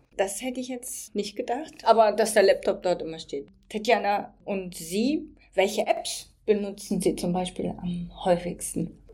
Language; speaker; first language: German; native; German